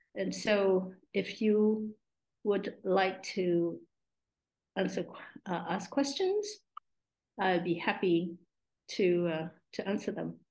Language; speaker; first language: English; non-native, local second language; Min Nan Chinese